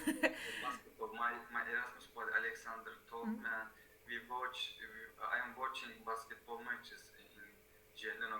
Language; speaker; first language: English; non-native, learner; Turkish